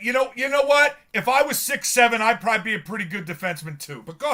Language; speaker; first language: English; native; English